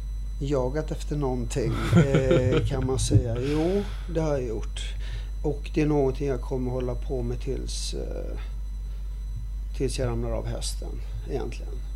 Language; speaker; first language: Swedish; early bilingual, other home language; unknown